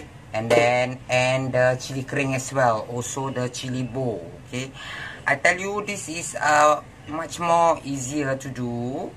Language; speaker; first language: English; non-native, local second language; Malay